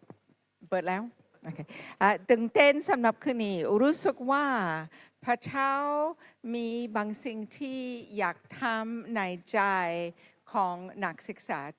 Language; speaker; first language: Thai; non-native, fluent; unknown